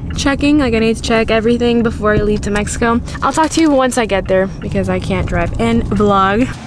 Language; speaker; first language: English; early bilingual, other home language; Spanish